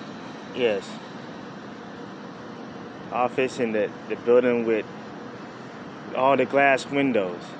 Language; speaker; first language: English; native; English